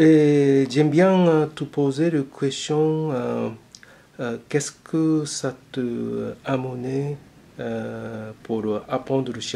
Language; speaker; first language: French; non-native, fluent; Japanese